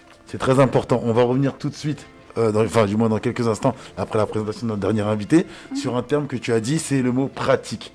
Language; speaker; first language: French; native; French